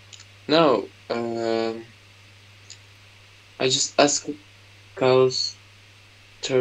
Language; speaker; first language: English; non-native, learner; Turkish